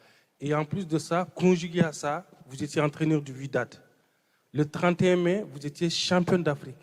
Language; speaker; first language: French; native; French